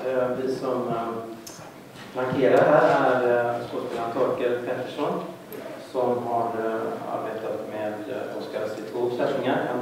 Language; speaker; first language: Swedish; native; Swedish